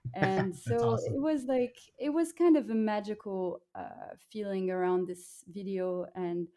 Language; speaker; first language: English; non-native, fluent; French